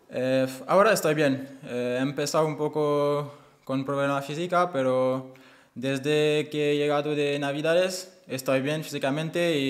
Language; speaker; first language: Spanish; non-native, fluent; French